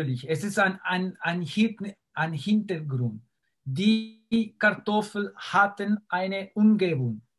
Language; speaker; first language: German; non-native, fluent; Spanish